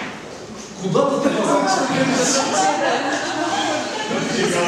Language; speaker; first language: Russian; native; Russian